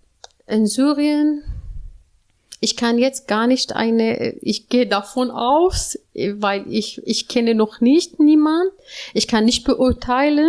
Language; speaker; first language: German; non-native, learner; Arabic